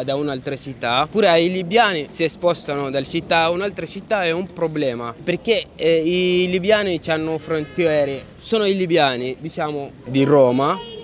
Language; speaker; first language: Italian; non-native, learner; Arabic